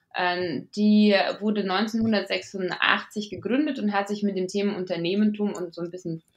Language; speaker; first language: German; non-native, fluent; Latvian